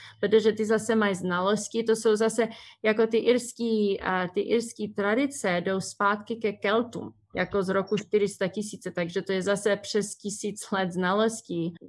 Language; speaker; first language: Czech; early bilingual, heritage; Czech